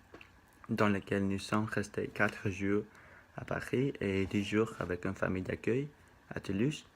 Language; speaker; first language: French; non-native, learner; Spanish